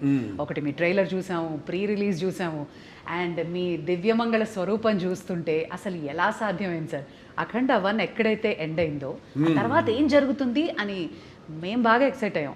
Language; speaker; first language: Telugu; native; Telugu